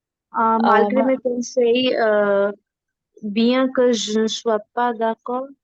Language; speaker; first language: French; non-native, learner; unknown